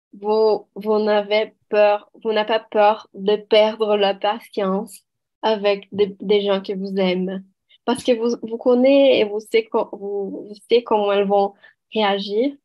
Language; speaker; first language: French; non-native, learner; Portuguese